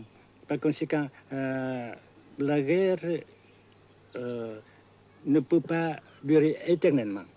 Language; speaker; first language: French; non-native, local second language; Vietnamese